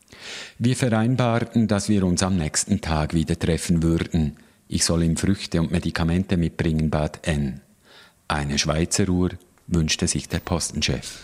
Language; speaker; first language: German; native; German